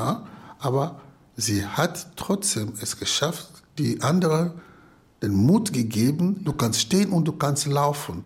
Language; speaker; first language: German; non-native, learner; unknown